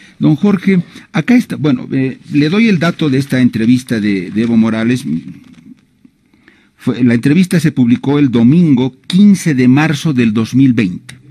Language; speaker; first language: Spanish; native; Spanish